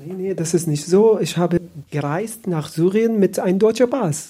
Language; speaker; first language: German; non-native, learner; Arabic